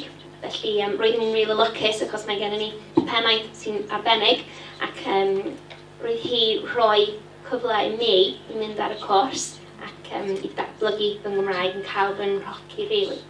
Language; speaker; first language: Welsh; non-native, learner; English